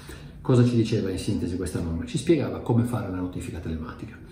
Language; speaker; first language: Italian; native; Italian